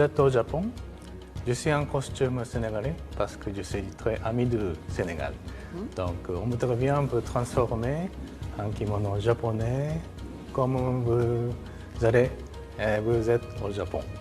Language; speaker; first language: French; non-native, fluent; Japanese